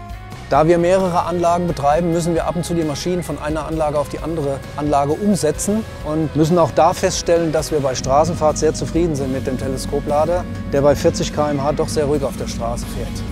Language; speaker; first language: German; native; German